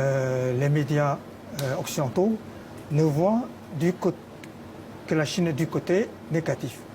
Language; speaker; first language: French; non-native, fluent; Chinese